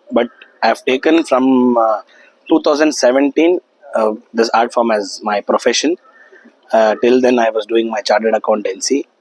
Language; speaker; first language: Tamil; non-native, learner; Kannada